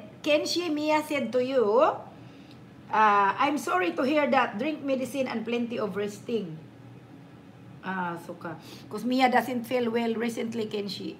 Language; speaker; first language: English; non-native, local second language; Filipino